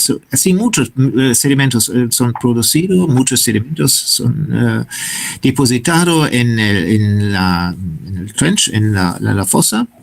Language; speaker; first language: Spanish; non-native, fluent; German